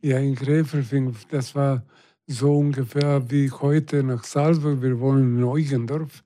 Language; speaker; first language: German; non-native, fluent; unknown